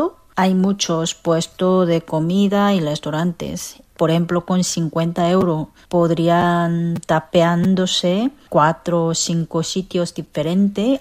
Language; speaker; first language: Spanish; non-native, fluent; Korean